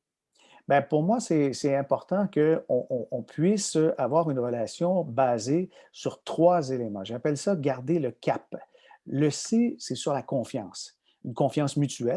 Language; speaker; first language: French; native; French